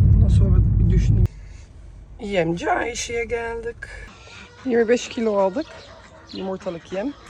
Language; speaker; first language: Turkish; early bilingual, heritage; Turkish